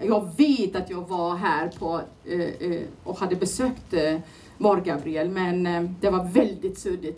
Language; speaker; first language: Swedish; non-native, fluent; Turoyo